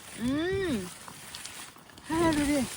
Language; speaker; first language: Swedish; non-native, fluent; Thai